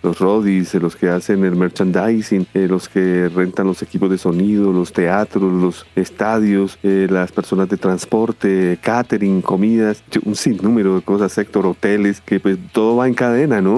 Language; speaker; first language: Spanish; native; Spanish